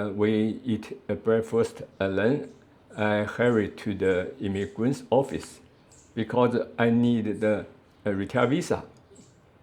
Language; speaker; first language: English; non-native, learner; Chinese